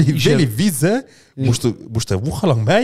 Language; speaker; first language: German; native; German